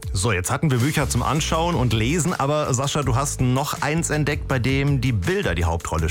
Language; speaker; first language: German; native; German